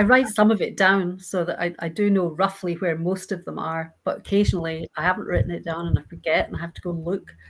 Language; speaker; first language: English; native; English